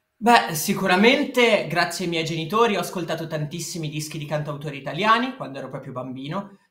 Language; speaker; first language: Italian; native; Italian